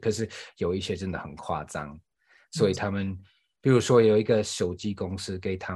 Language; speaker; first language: Chinese; non-native, fluent; English